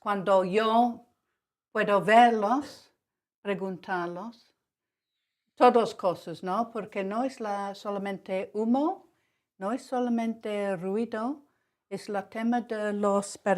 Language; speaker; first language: Spanish; non-native, learner; English